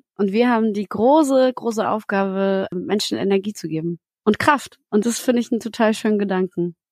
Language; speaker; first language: German; early bilingual, other home language; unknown